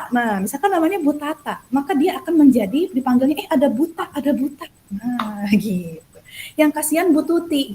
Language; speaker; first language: Indonesian; native; Indonesian